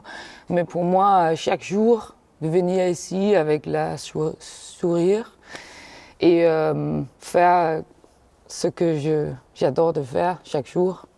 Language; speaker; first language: French; non-native, fluent; Danish